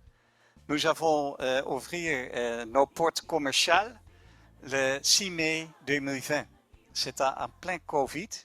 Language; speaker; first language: French; non-native, fluent; German